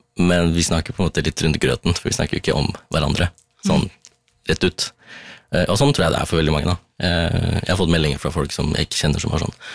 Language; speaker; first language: Norwegian; early bilingual, other home language; Tamil